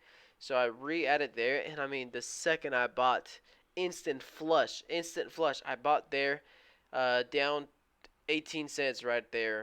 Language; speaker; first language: English; native; English